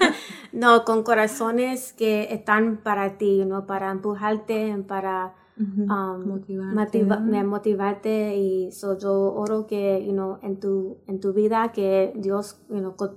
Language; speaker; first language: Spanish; early bilingual, heritage; Spanish